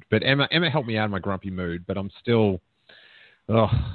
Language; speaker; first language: English; native; English